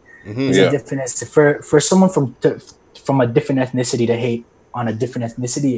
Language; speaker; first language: English; native; English